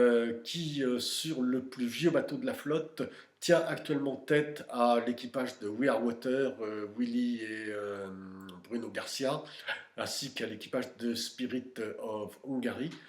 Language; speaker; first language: French; native; French